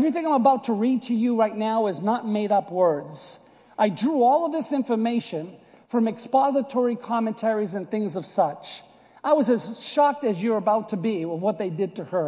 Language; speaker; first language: English; native; English